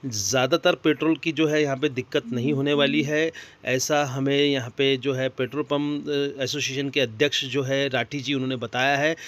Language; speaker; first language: Hindi; native; Hindi